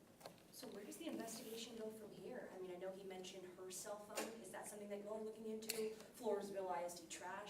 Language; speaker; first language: English; native; English